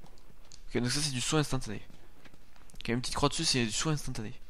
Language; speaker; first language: French; native; French